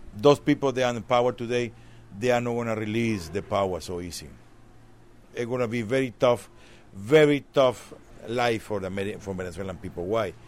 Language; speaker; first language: English; non-native, fluent; Spanish